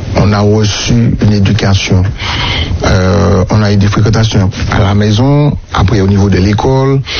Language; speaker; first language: French; native; French